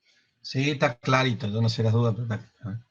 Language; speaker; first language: Spanish; native; Spanish